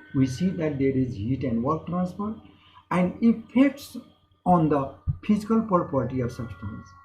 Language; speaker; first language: English; non-native, local second language; Nepali